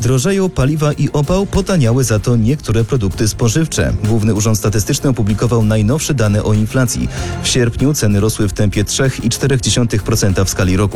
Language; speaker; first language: Polish; native; Polish